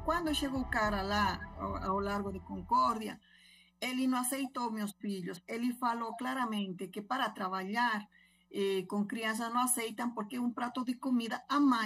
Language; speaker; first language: Portuguese; non-native, local second language; Spanish